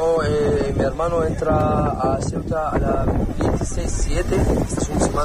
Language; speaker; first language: Spanish; non-native, learner; Arabic